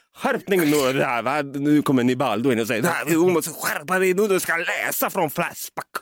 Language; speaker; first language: Swedish; native; Swedish